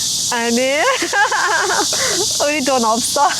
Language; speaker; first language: Korean; non-native, learner; Persian